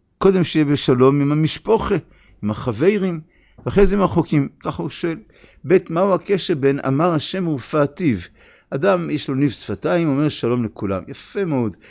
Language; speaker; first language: Hebrew; native; Hebrew